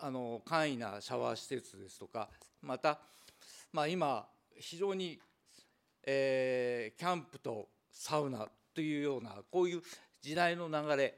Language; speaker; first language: Japanese; native; Japanese